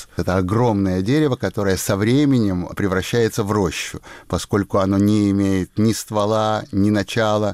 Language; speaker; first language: Russian; native; Russian